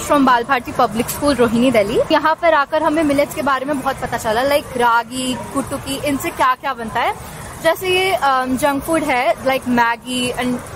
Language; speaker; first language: Hindi; native; Hindi